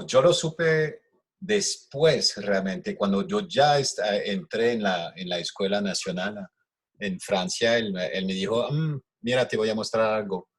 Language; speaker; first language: Spanish; non-native, fluent; French